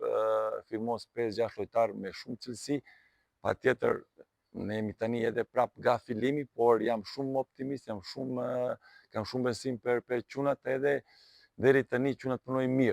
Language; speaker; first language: Albanian; non-native, learner; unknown